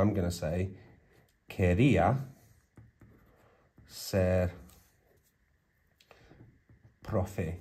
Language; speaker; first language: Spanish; non-native, learner; English